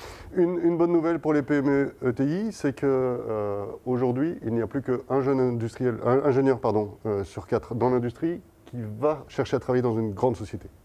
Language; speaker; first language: French; native; French